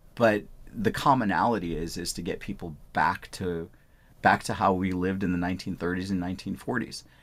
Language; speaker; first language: English; early bilingual, other home language; Punjabi